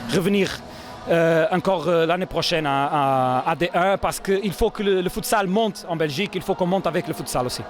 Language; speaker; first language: French; non-native, fluent; Portuguese